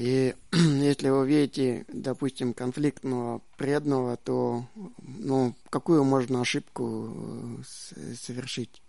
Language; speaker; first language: Czech; non-native, learner; Russian